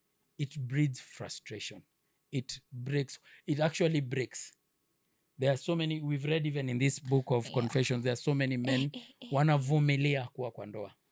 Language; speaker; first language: English; non-native, local second language; Swahili